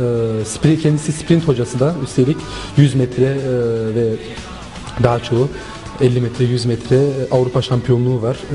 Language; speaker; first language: Turkish; non-native, local second language; German